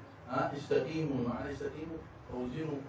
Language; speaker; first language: Arabic; native; Arabic